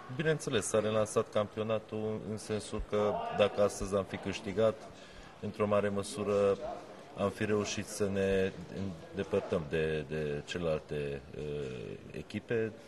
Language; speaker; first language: Romanian; non-native, local second language; Hungarian